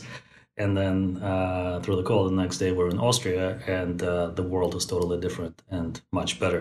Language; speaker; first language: English; non-native, fluent; Russian